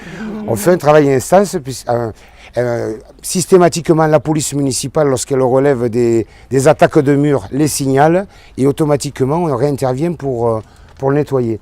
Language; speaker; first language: French; native; French